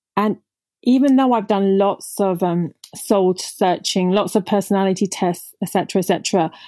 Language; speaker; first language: English; non-native, local second language; Punjabi